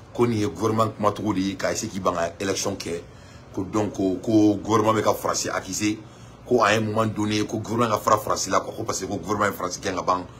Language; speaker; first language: French; non-native, local second language; Bambara